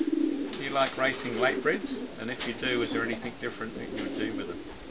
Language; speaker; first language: English; native; English